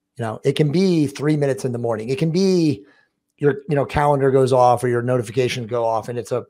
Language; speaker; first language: English; native; English